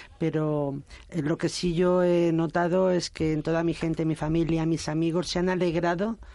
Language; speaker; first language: Spanish; native; Spanish